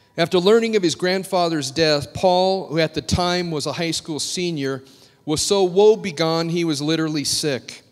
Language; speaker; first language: English; native; English